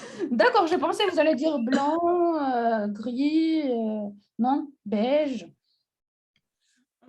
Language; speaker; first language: French; non-native, fluent; Russian